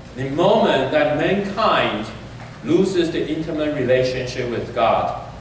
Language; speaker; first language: English; early bilingual, other home language; Chinese